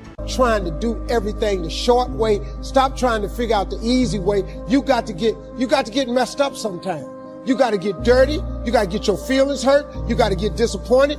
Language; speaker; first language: English; native; English